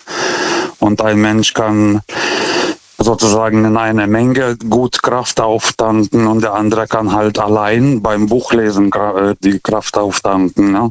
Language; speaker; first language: German; non-native, fluent; Lithuanian